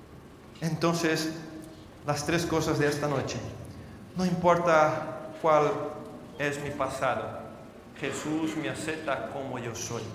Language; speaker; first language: Spanish; non-native, fluent; Portuguese